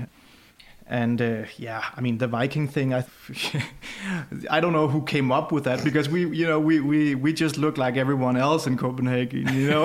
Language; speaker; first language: English; non-native, fluent; Danish